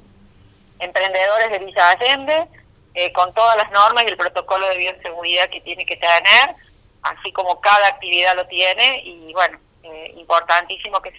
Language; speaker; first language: Spanish; native; Spanish